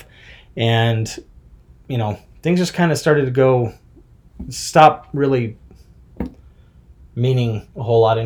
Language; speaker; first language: English; native; English